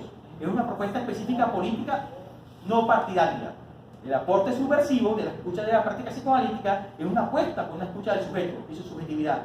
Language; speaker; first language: Spanish; native; Spanish